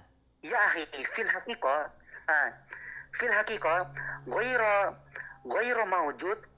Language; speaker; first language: Arabic; non-native, learner; Indonesian